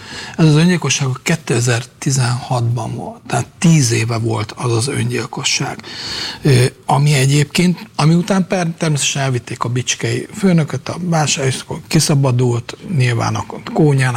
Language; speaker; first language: Hungarian; native; Hungarian